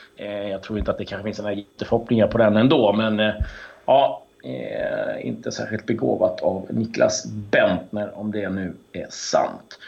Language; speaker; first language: Swedish; native; Swedish